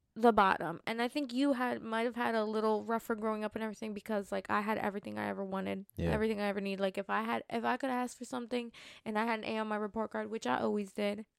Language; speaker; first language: English; early bilingual, other home language; Spanish